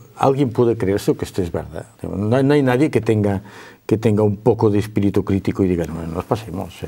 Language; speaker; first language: Spanish; native; Spanish